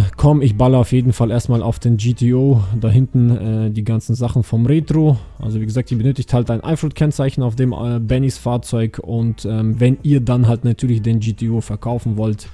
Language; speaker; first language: German; native; German